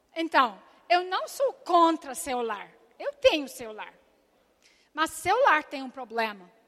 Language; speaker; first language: Portuguese; non-native, learner; English